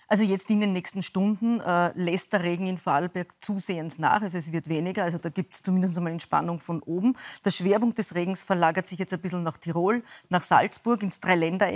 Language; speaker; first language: German; native; German